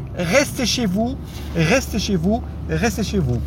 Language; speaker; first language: French; non-native, fluent; Arabic